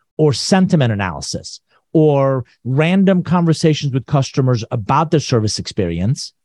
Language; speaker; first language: English; non-native, fluent; Persian